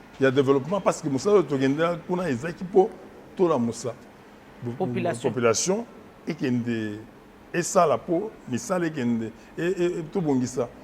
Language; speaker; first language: Lingala; non-native, local second language; Luba-Lulua